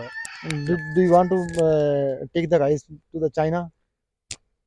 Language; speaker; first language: English; non-native, local second language; Punjabi